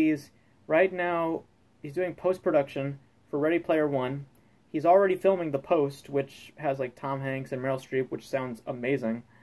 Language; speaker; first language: English; native; English